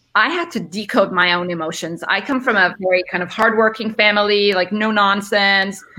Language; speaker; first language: English; early bilingual, other home language; Arabic